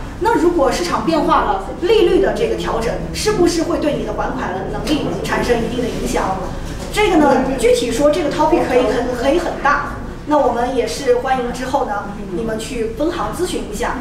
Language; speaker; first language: Chinese; native; Chinese